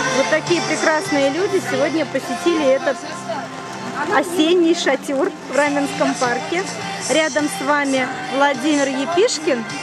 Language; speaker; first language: Russian; native; Russian